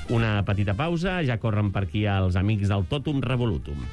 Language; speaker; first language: Catalan; native; Catalan